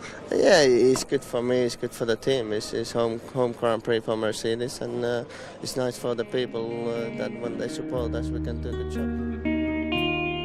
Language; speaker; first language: English; non-native, fluent; Finnish